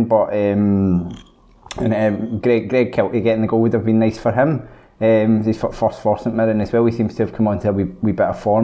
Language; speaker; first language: English; native; English